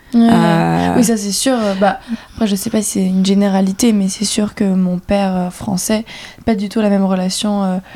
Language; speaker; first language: French; native; French